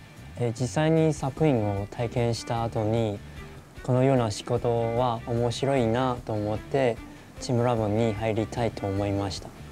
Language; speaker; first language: Japanese; non-native, fluent; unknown